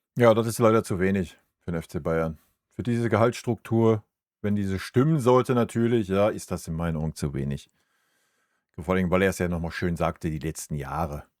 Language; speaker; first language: German; native; German